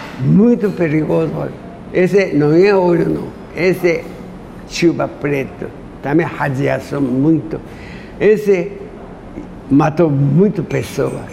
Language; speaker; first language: Portuguese; non-native, learner; Japanese